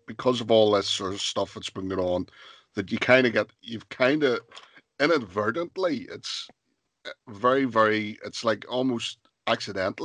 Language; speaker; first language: English; native; English